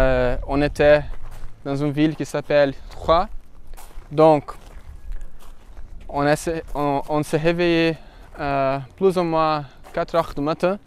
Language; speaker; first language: French; non-native, fluent; Portuguese